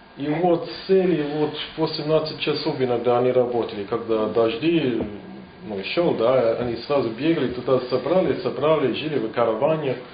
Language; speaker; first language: Russian; non-native, fluent; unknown